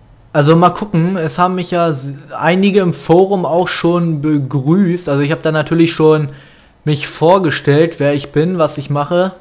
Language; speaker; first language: German; native; German